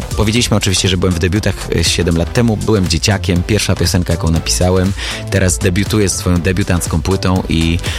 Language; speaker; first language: Polish; early bilingual, other home language; Armenian